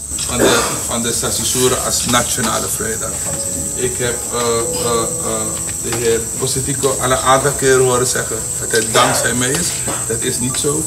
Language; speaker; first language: Dutch; non-native, local second language; Javanese